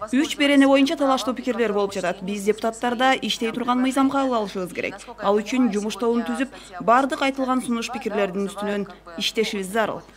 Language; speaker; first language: Kyrgyz; native; Kyrgyz